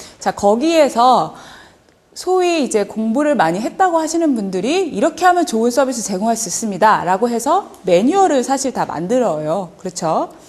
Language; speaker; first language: Korean; early bilingual, heritage; Korean